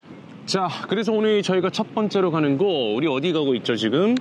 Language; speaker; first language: Korean; native; Korean